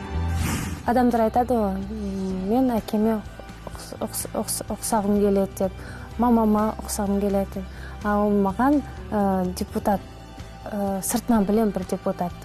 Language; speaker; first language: Kazakh; non-native, local second language; Russian